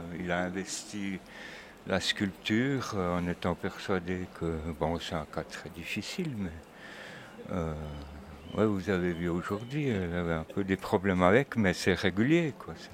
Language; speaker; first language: French; native; French